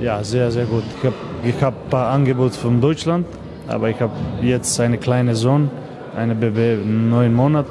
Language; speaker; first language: German; non-native, learner; Macedonian